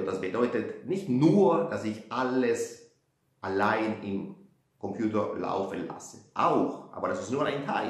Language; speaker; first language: German; non-native, fluent; Italian